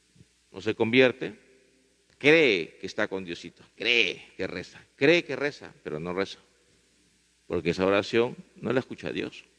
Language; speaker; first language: Spanish; native; Spanish